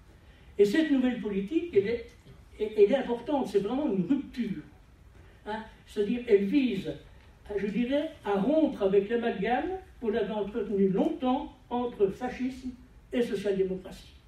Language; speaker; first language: French; native; French